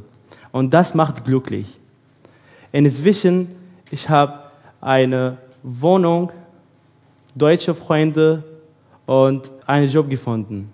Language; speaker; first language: German; non-native, learner; Arabic